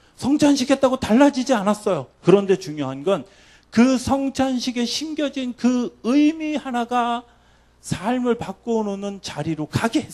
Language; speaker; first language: Korean; native; Korean